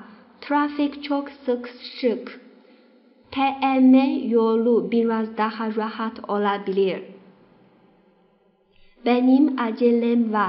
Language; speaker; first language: Turkish; non-native, fluent; Chinese